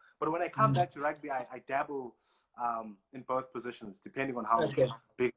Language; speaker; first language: English; non-native, local second language; Xhosa